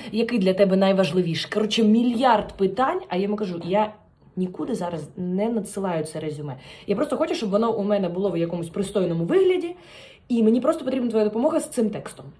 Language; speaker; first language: Ukrainian; non-native, local second language; Russian